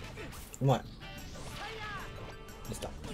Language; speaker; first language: Japanese; native; Japanese